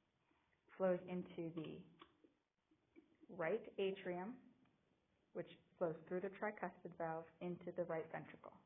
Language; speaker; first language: English; native; English